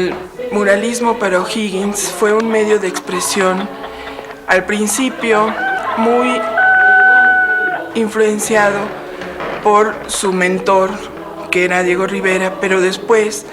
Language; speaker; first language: Spanish; native; Spanish